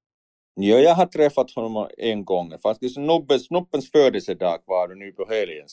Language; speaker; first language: Swedish; non-native, learner; Finnish